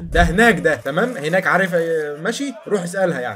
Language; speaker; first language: Arabic; native; Arabic